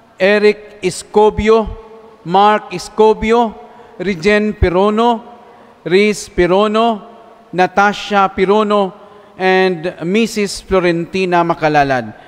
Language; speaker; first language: Filipino; non-native, local second language; Cebuano